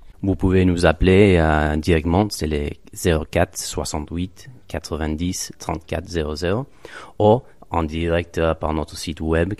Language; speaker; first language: French; non-native, fluent; Spanish